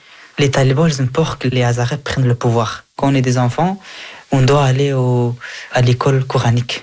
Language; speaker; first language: French; early bilingual, other home language; Persian